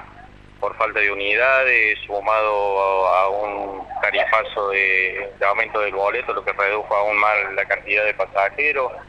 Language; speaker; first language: Spanish; native; Spanish